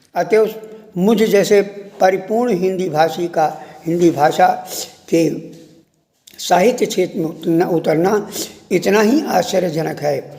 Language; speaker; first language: Hindi; native; Hindi